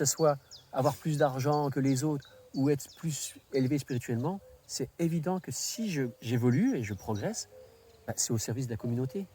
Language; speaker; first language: French; native; French